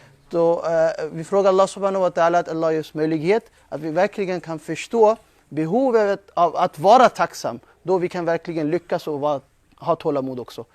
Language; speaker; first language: Swedish; non-native, fluent; Urdu